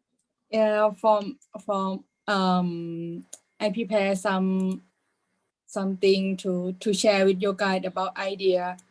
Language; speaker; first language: English; non-native, learner; Thai